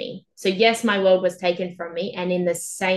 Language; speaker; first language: English; native; English